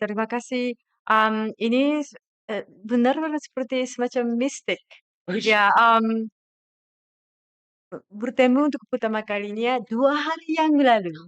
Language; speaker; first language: Indonesian; non-native, fluent; Japanese